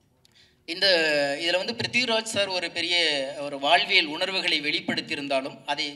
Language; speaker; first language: Tamil; native; Tamil